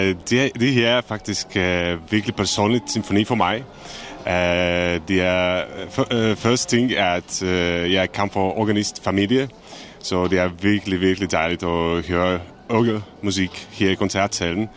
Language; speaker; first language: Danish; non-native, fluent; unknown